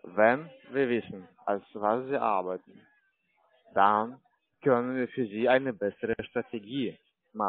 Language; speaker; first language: German; non-native, learner; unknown